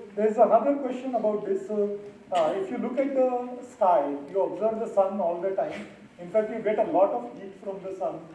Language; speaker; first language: English; non-native, local second language; Marathi